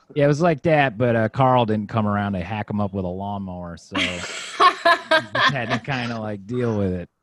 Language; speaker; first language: English; native; English